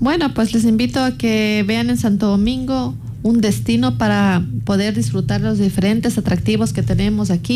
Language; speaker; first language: Spanish; native; Spanish